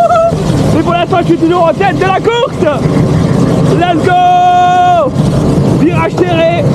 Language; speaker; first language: French; native; French